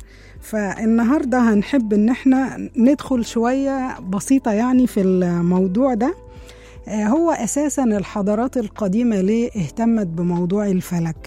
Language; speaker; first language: Arabic; native; Arabic